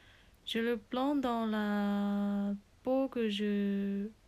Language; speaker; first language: French; non-native, learner; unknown